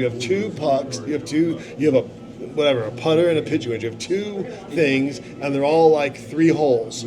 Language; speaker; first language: English; native; English